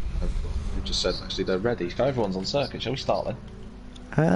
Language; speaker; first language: English; native; English